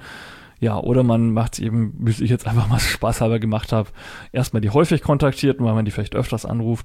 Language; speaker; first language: German; native; German